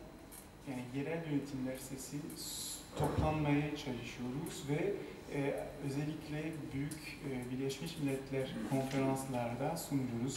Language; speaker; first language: Turkish; non-native, fluent; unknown